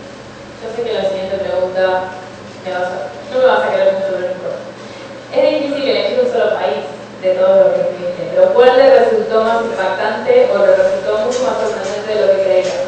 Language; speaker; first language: Spanish; native; Spanish